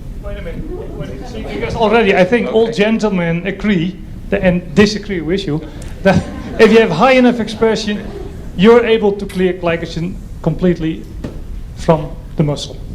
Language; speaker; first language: English; non-native, fluent; Dutch